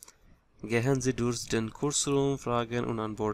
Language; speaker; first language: German; non-native, fluent; Bangla